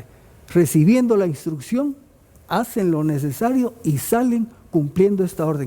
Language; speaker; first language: Spanish; native; Spanish